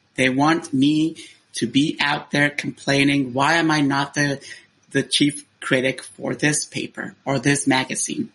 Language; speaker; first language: English; non-native, fluent; Spanish